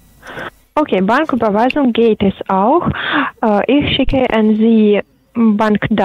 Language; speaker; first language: German; non-native, learner; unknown